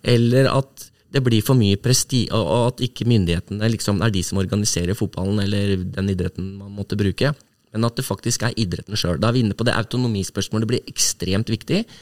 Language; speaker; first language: Norwegian; native; Norwegian